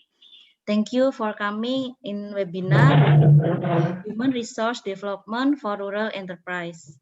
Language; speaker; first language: English; non-native, learner; Indonesian